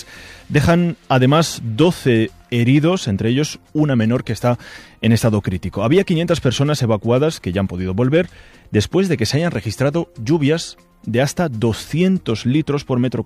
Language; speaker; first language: Spanish; native; Spanish